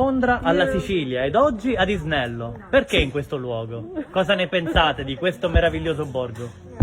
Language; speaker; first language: Italian; native; Italian